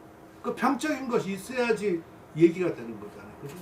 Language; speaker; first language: Korean; native; Korean